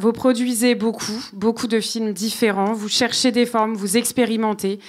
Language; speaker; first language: French; native; French